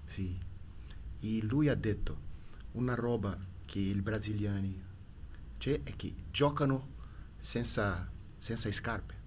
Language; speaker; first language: Italian; non-native, learner; Portuguese